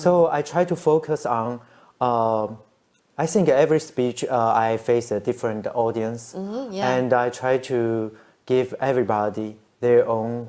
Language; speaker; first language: English; non-native, fluent; Chinese